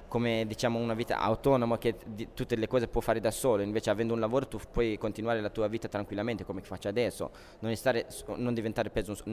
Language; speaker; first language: Italian; non-native, fluent; Persian